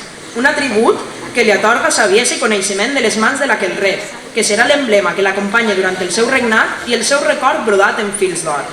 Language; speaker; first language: Catalan; native; Catalan